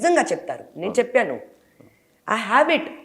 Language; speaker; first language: Telugu; non-native, learner; Hindi